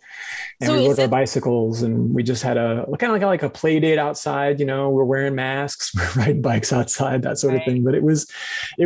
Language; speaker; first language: English; native; English